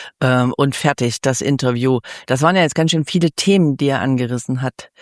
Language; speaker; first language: German; native; German